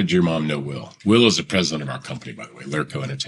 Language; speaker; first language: English; native; English